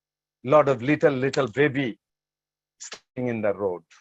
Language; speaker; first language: English; non-native, learner; Bangla